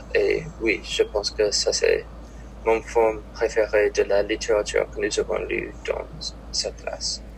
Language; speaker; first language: French; non-native, learner; English